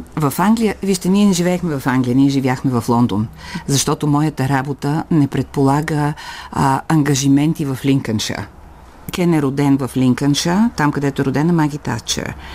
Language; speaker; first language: Bulgarian; native; Bulgarian